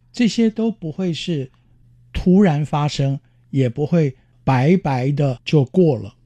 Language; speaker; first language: Chinese; native; Chinese